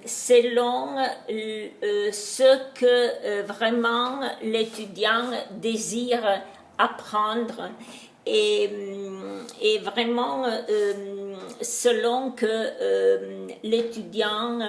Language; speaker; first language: French; non-native, learner; Italian